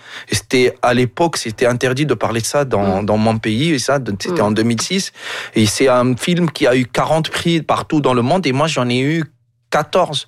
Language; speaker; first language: French; non-native, local second language; Arabic